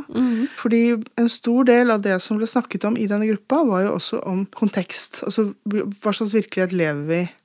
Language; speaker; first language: Norwegian; native; Norwegian